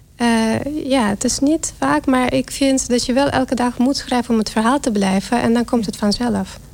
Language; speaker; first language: Dutch; non-native, fluent; Russian